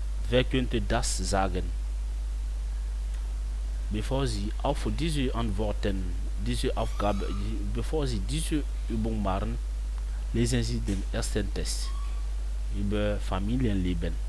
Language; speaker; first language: German; non-native, fluent; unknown